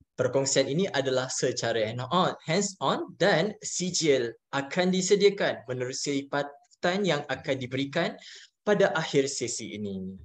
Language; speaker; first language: Malay; native; Malay